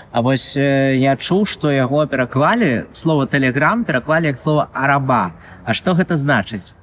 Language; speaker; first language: Belarusian; native; Belarusian